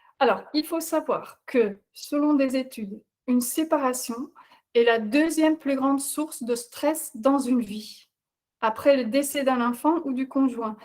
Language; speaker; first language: French; non-native, fluent; Dutch